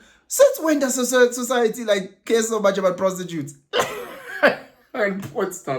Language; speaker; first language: English; non-native, local second language; Zulu